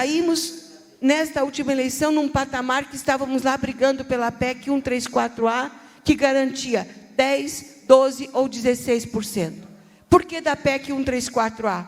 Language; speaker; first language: Portuguese; native; Portuguese